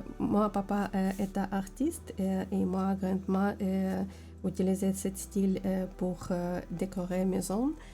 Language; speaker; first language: French; non-native, learner; Ukrainian